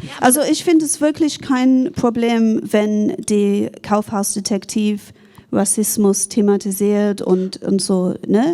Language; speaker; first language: German; non-native, fluent; English